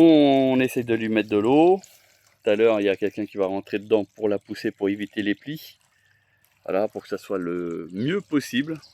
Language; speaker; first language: French; native; French